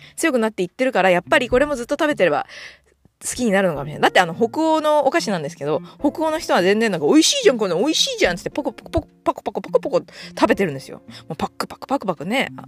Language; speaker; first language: Japanese; native; Japanese